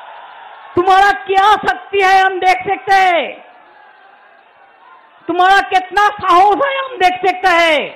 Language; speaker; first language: Hindi; non-native, local second language; Bangla